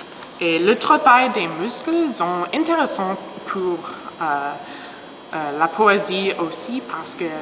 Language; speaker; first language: French; non-native, learner; English